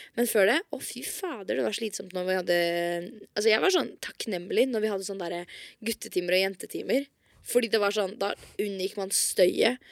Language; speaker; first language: Norwegian; native; Norwegian